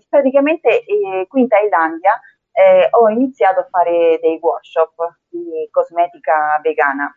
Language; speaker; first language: Italian; early bilingual, other home language; Spanish